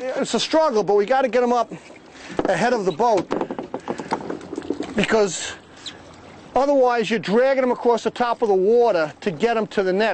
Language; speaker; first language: English; native; English